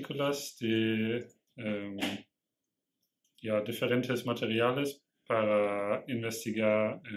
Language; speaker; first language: Spanish; non-native, learner; German